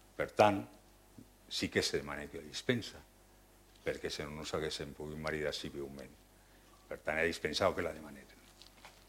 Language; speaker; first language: Catalan; non-native, local second language; Occitan